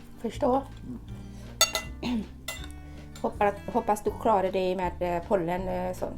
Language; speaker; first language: Swedish; non-native, learner; Thai